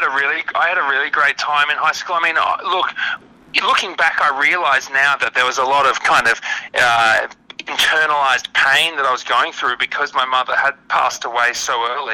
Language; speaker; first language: English; native; English